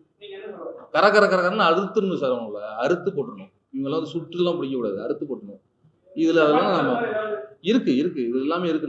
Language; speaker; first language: Tamil; native; Tamil